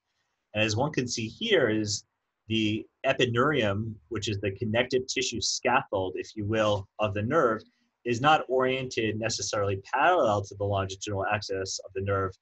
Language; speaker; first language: English; native; English